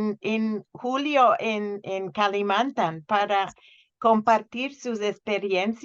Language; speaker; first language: Spanish; non-native, fluent; English